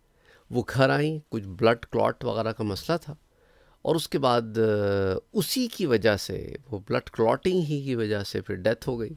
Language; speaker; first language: Urdu; native; Urdu